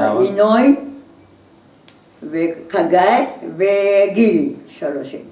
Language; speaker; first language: Hebrew; non-native, learner; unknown